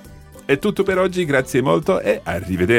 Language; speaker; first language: Italian; non-native, fluent; English